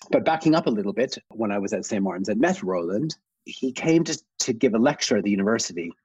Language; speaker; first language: English; native; English